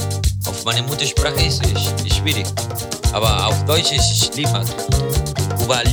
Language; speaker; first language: German; non-native, learner; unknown